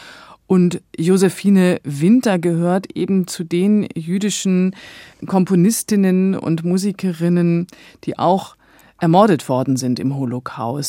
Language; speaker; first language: German; native; German